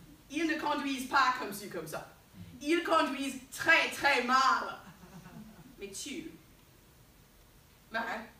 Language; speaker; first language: French; non-native, fluent; English